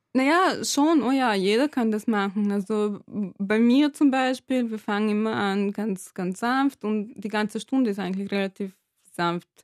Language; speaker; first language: German; non-native, fluent; Serbian